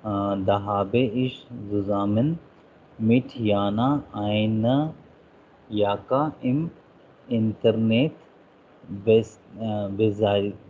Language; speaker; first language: German; non-native, learner; Hindi